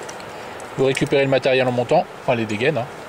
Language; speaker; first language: French; native; French